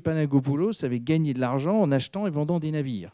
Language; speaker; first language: French; native; French